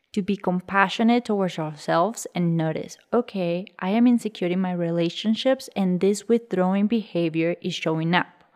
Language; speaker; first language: English; early bilingual, other home language; Spanish